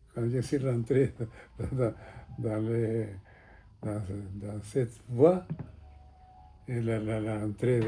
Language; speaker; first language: French; non-native, fluent; Spanish